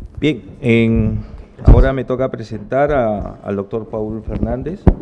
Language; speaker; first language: Spanish; native; Spanish